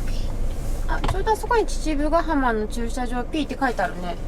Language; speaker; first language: Japanese; native; Japanese